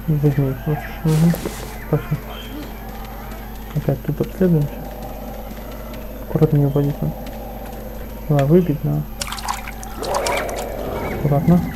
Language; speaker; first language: Russian; native; Russian